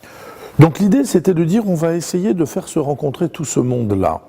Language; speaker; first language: French; native; French